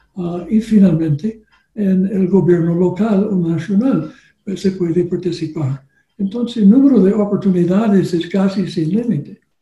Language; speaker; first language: Spanish; non-native, learner; English